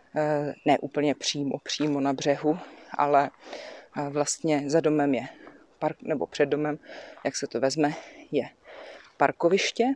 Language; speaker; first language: Czech; native; Czech